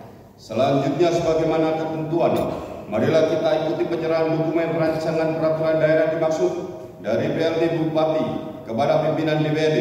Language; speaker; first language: Indonesian; native; Indonesian